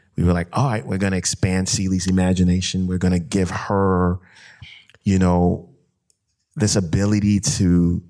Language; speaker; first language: English; non-native, local second language; Akan